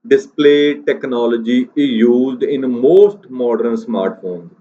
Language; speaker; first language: English; non-native, local second language; Punjabi